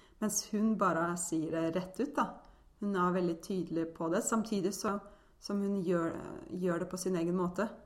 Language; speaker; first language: Norwegian; early bilingual, other home language; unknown